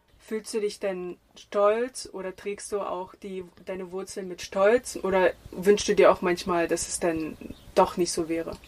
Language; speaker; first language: German; early bilingual, other home language; Russian